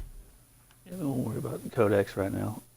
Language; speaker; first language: English; native; English